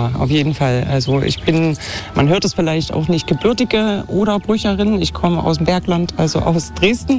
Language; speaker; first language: German; native; German